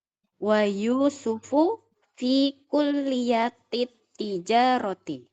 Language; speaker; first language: Arabic; non-native, learner; Indonesian